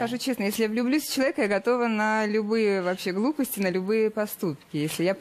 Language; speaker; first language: Russian; native; Russian